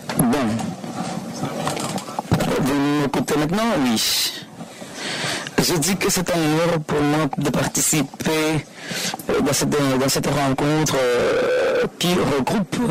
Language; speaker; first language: French; non-native, fluent; Spanish